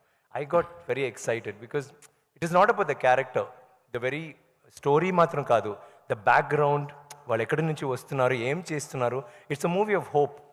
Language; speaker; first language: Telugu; non-native, learner; Tamil